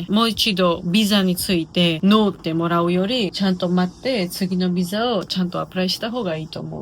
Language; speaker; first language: Japanese; non-native, fluent; Georgian